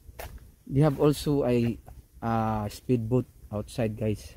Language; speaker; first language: English; non-native, local second language; Filipino